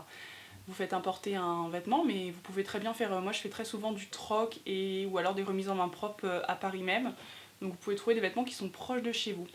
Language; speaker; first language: French; native; French